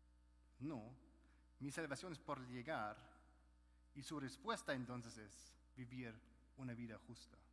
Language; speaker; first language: Spanish; non-native, fluent; German